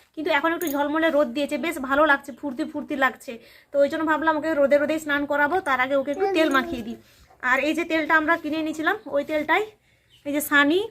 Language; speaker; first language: Bangla; non-native, local second language; Santali